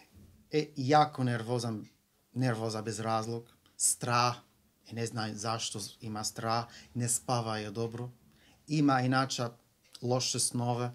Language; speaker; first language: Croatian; non-native, learner; Arabic